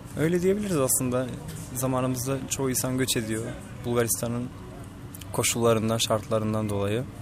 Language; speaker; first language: Turkish; native; Turkish